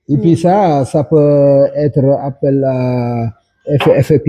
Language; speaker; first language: French; non-native, local second language; Wolof